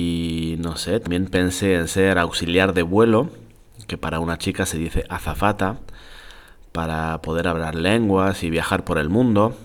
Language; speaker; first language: Spanish; non-native, fluent; French